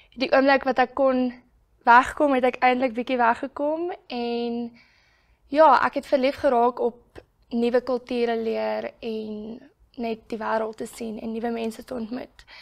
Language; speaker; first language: Afrikaans; native; Afrikaans